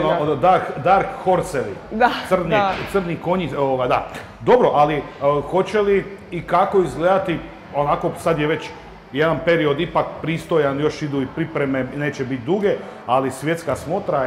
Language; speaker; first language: Croatian; native; Croatian